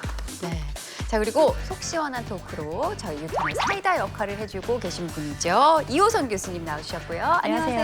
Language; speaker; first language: Korean; native; Korean